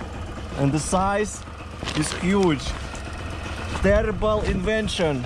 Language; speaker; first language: English; non-native, fluent; Russian